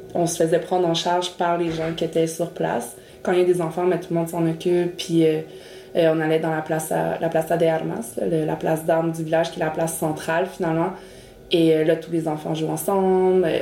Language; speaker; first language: French; early bilingual, other home language; Spanish